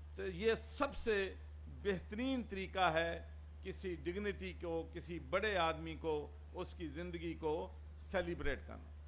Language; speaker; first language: Urdu; non-native, local second language; Punjabi